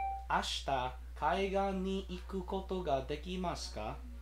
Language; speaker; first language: Japanese; non-native, learner; English